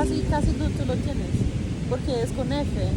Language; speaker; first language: Spanish; early bilingual, heritage; Spanish